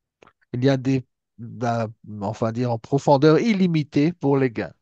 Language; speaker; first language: French; native; French